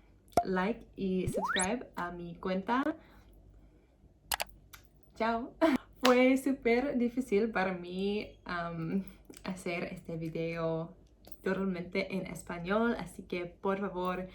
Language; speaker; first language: Spanish; non-native, learner; English